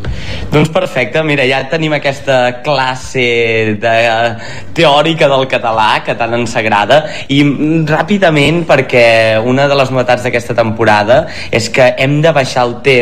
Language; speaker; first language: Catalan; native; Catalan